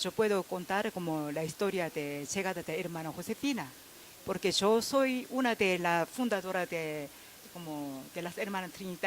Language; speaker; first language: Spanish; non-native, fluent; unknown